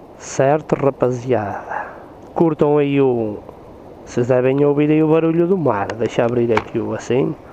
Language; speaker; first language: Portuguese; native; Portuguese